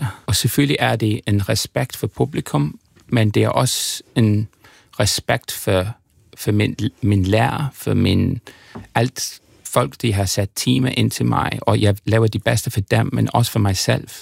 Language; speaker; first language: Danish; non-native, fluent; English